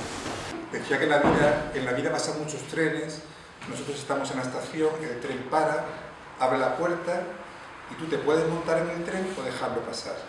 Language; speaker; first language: Spanish; native; Spanish